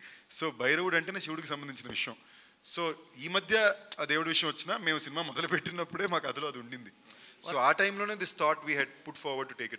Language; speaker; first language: Telugu; native; Telugu